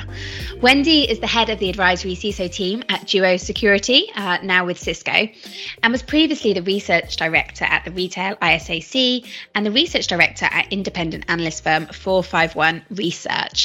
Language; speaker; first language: English; native; English